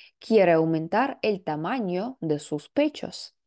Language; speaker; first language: Spanish; non-native, fluent; Russian